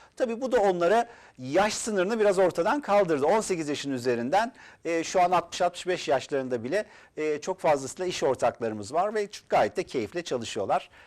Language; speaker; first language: Turkish; native; Turkish